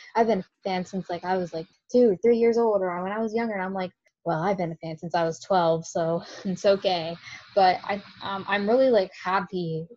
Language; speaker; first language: English; native; English